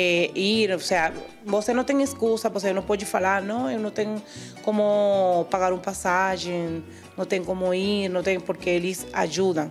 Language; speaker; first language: Portuguese; non-native, fluent; Spanish